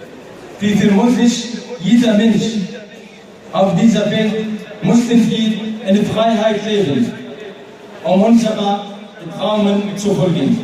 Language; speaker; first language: German; non-native, learner; Arabic